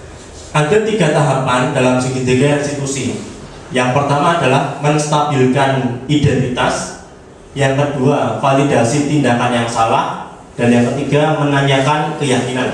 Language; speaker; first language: Indonesian; native; Indonesian